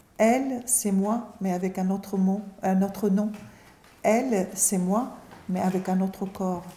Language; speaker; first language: French; non-native, fluent; Arabic